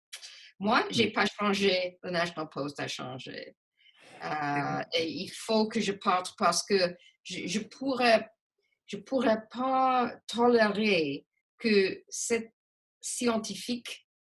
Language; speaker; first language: French; non-native, local second language; English